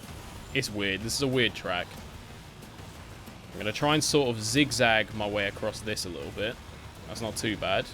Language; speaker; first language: English; native; English